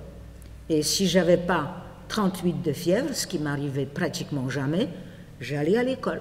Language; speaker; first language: French; non-native, fluent; Polish